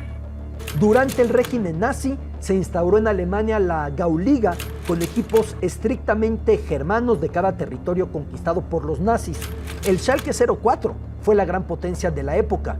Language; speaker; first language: Spanish; native; Spanish